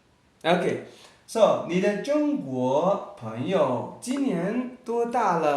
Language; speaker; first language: Chinese; non-native, fluent; Amharic